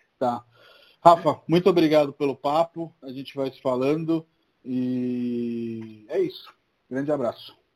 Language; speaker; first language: Portuguese; non-native, fluent; Italian